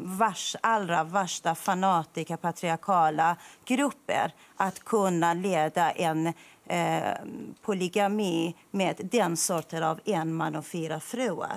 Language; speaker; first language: Swedish; non-native, fluent; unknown